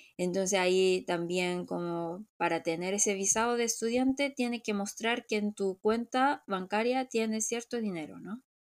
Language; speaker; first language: Spanish; non-native, fluent; Korean